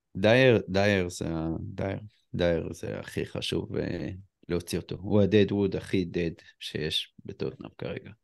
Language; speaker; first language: Hebrew; native; Hebrew